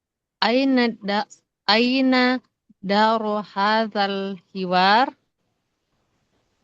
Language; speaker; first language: Arabic; non-native, learner; Indonesian